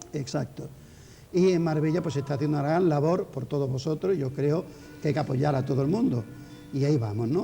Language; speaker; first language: Spanish; native; Spanish